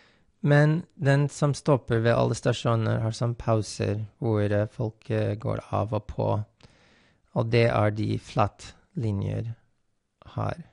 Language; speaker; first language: Norwegian; non-native, fluent; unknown